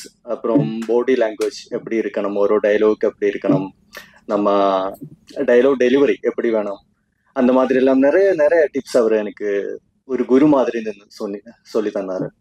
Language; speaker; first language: Tamil; non-native, fluent; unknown